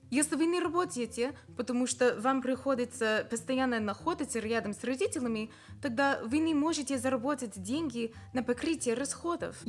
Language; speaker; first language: Russian; non-native, fluent; English